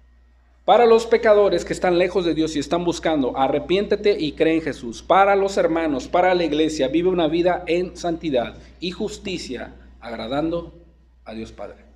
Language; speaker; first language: Spanish; native; Spanish